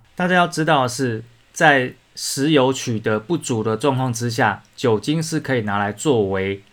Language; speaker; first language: Chinese; native; Chinese